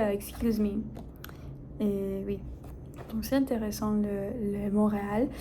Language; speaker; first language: French; non-native, fluent; Spanish